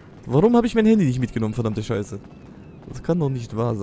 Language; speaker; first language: German; native; German